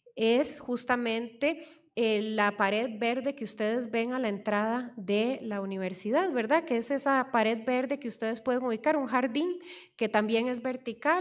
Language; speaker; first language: Spanish; native; Spanish